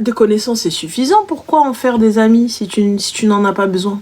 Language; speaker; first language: French; early bilingual, other home language; Arabic